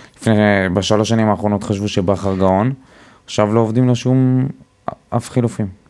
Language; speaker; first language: Hebrew; native; Hebrew